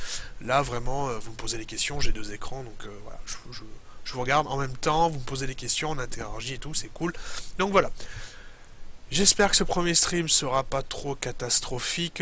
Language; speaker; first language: French; native; French